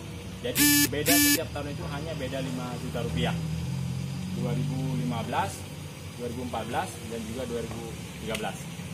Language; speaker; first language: Indonesian; native; Indonesian